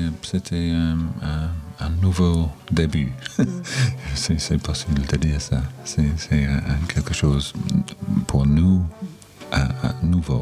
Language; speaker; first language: French; non-native, learner; English